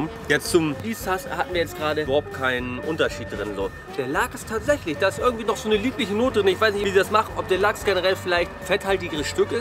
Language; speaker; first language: German; native; German